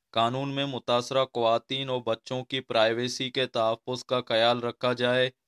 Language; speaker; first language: Urdu; non-native, local second language; Baluchi